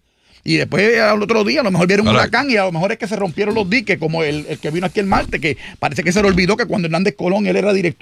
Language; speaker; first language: Spanish; native; Spanish